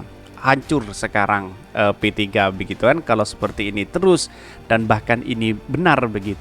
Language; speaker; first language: Indonesian; native; Indonesian